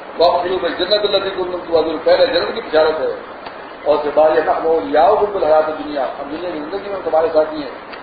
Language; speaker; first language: Urdu; non-native, local second language; Pashto